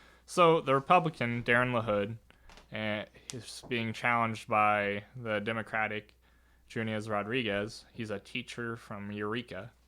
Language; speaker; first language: English; native; English